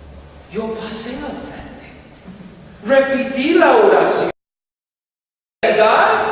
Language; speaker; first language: Spanish; non-native, fluent; English